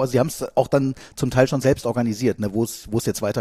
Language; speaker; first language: German; native; German